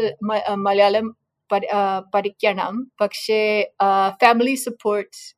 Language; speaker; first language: Malayalam; non-native, learner; English